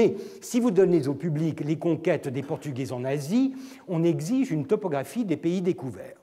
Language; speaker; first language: French; non-native, fluent; Turkish